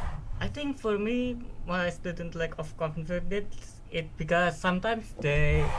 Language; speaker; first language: English; non-native, learner; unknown